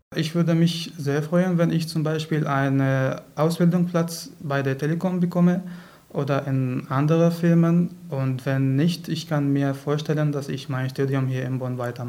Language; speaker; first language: German; non-native, fluent; Arabic